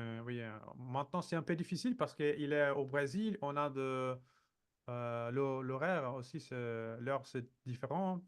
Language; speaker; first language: French; non-native, fluent; Portuguese